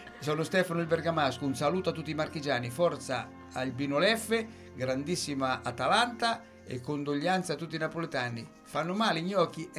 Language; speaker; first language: Italian; native; Italian